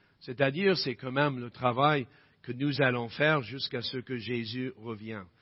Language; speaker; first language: French; non-native, fluent; English